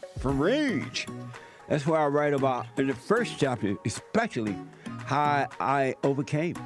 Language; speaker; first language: English; native; English